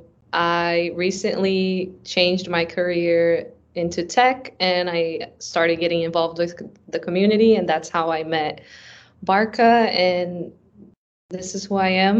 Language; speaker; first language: English; early bilingual, other home language; Portuguese